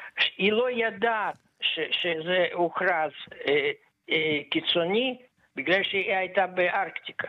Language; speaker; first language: Hebrew; non-native, fluent; Russian